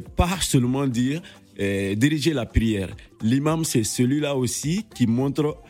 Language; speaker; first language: French; non-native, local second language; Bambara